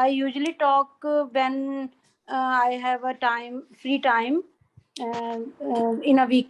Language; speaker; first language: English; non-native, learner; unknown